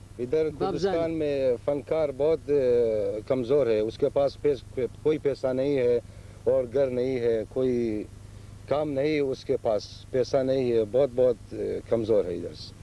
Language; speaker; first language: Hindi; non-native, learner; Central Kurdish